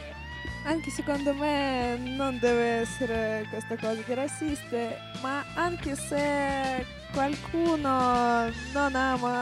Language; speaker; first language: Italian; non-native, learner; Russian